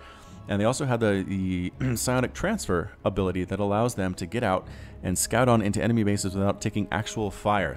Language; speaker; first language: English; native; English